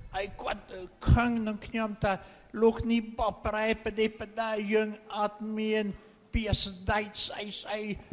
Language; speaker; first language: Khmer; non-native, fluent; French